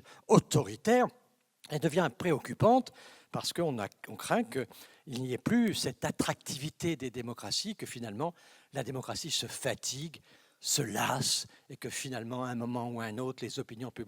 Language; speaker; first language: French; native; French